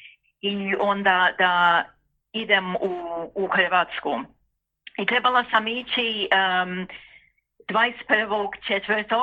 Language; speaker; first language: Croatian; early bilingual, heritage; Croatian